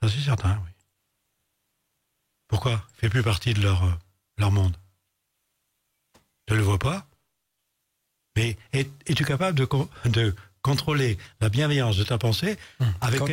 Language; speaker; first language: French; native; French